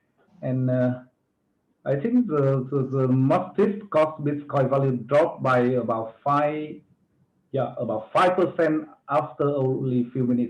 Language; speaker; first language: English; non-native, fluent; Vietnamese